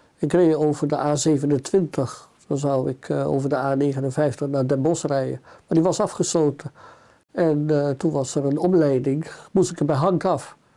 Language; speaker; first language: Dutch; native; Dutch